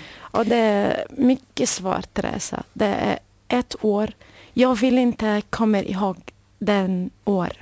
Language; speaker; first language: Swedish; non-native, learner; Arabic